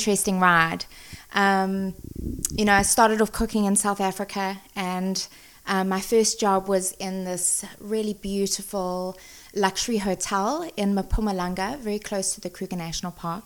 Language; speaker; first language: English; native; English